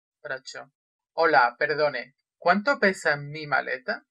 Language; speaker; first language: Spanish; non-native, fluent; Russian